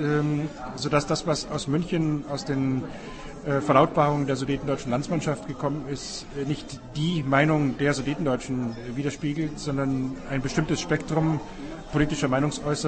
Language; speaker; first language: German; native; German